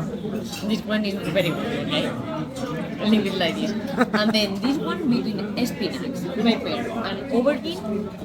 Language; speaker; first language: English; non-native, learner; Spanish